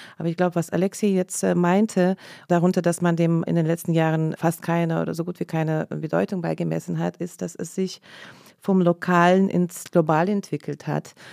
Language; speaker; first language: German; non-native, fluent; Russian